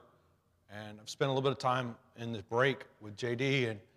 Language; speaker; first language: English; native; English